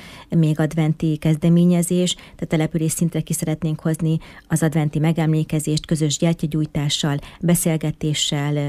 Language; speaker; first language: Hungarian; native; Hungarian